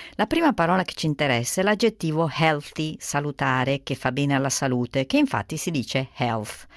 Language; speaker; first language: Italian; native; Italian